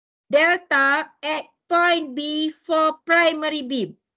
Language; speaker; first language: English; non-native, local second language; Malay